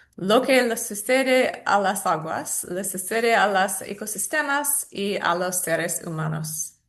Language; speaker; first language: Spanish; non-native, learner; English